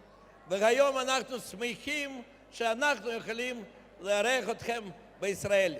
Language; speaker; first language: Hebrew; non-native, fluent; Russian